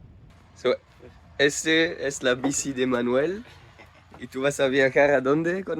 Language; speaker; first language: Spanish; non-native, learner; French